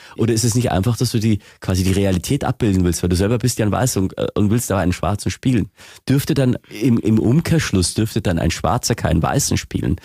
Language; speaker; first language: German; native; German